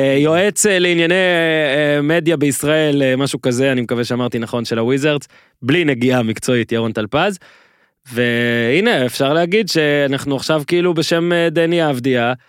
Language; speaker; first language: Hebrew; native; Hebrew